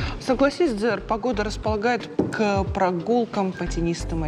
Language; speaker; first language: Russian; native; Russian